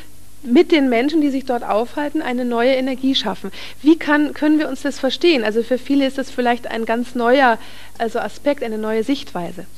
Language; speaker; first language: German; native; German